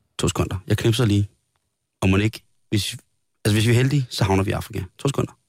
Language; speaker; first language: Danish; native; Danish